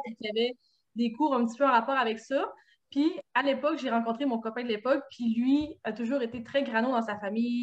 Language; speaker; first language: French; native; French